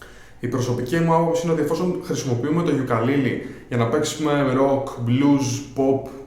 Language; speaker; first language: Greek; native; Greek